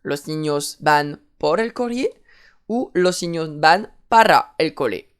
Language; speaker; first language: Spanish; non-native, fluent; French